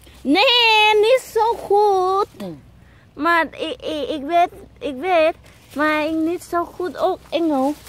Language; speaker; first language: Dutch; non-native, learner; Thai